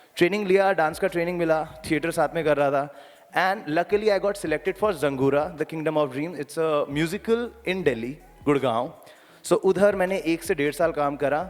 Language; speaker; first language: Hindi; native; Hindi